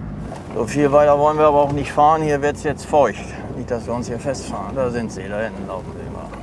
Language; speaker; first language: German; native; German